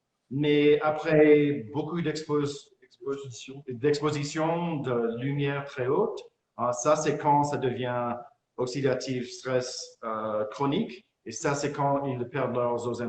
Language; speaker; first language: French; non-native, fluent; English